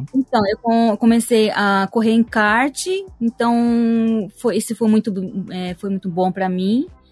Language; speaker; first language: Portuguese; early bilingual, heritage; Portuguese